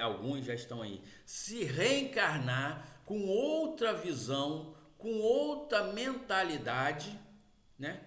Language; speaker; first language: Portuguese; native; Portuguese